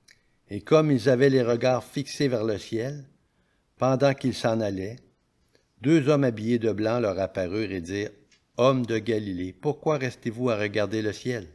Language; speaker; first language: French; native; French